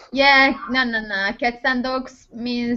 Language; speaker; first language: English; non-native, learner; Turkish